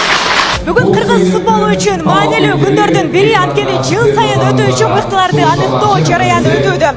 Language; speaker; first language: Kyrgyz; native; Kyrgyz